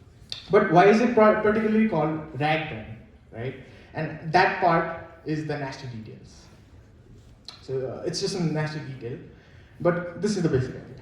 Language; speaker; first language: English; non-native, local second language; Nepali